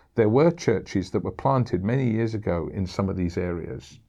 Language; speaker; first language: English; native; English